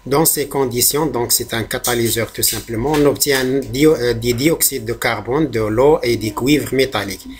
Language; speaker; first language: French; non-native, local second language; Arabic